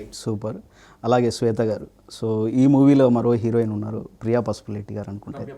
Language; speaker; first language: Telugu; native; Telugu